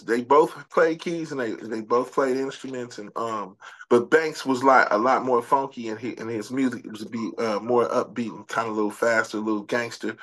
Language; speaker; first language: English; native; English